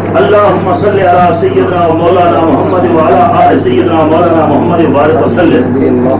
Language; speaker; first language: Urdu; non-native, local second language; Punjabi